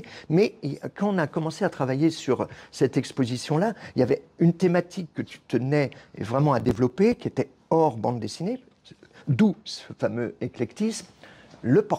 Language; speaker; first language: French; native; French